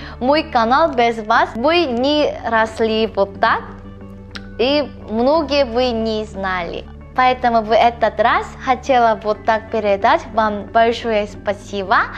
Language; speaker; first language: Russian; non-native, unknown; Korean